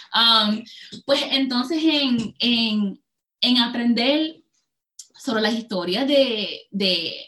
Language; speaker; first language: Spanish; early bilingual, heritage; Spanish